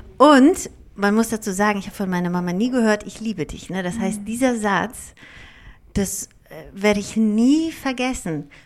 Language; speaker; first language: German; early bilingual, other home language; Greek